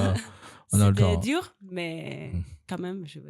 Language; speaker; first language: French; non-native, learner; Spanish